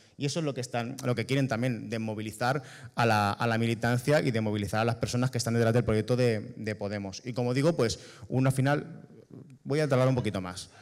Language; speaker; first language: Spanish; native; Spanish